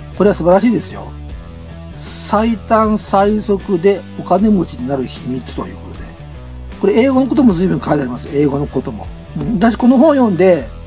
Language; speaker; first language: Japanese; native; Japanese